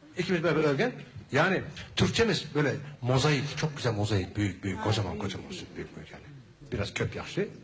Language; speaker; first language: Turkish; native; Turkish